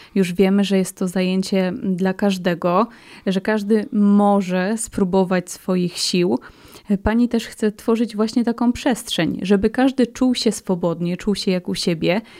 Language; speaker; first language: Polish; native; Polish